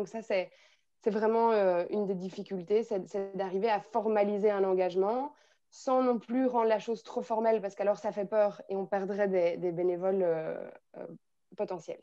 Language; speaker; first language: French; native; French